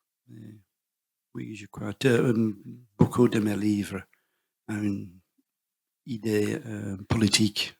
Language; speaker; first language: French; non-native, learner; English